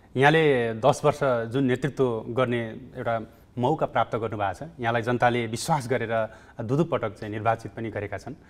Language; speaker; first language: Nepali; native; Nepali